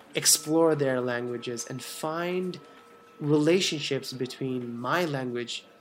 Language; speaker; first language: English; non-native, fluent; Bangla